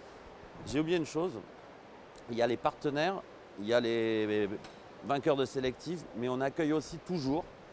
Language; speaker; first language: French; native; French